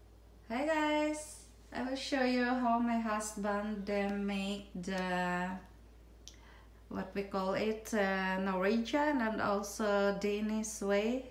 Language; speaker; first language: English; non-native, local second language; Filipino